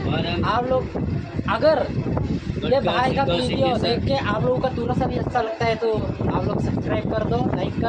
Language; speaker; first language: Hindi; non-native, local second language; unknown